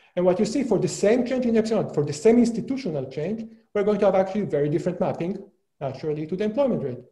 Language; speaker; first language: English; non-native, fluent; Hebrew